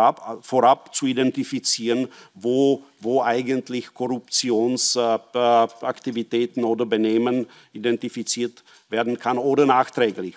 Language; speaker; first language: German; non-native, fluent; Czech